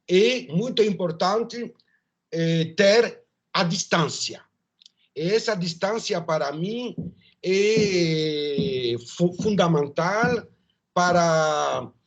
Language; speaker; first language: Portuguese; non-native, learner; French